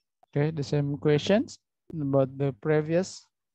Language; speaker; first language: English; non-native, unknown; Indonesian